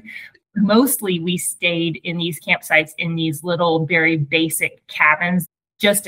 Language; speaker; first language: English; native; English